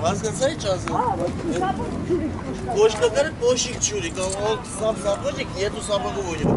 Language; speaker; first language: Russian; non-native, learner; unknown